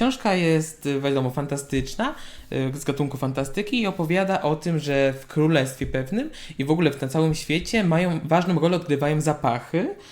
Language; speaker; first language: Polish; native; Polish